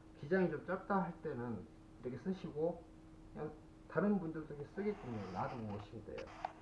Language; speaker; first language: Korean; native; Korean